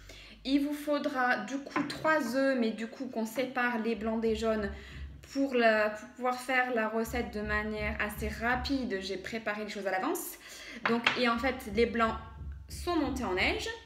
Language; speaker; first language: French; native; French